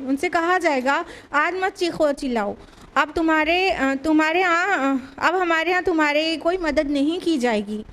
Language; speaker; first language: Urdu; native; Urdu